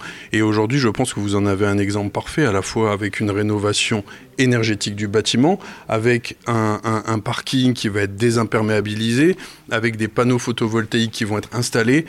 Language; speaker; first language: French; native; French